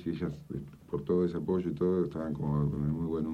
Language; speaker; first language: Spanish; native; Spanish